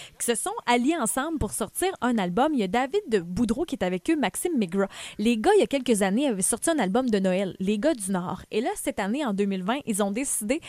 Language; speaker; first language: French; native; French